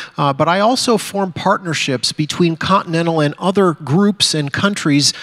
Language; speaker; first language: English; native; English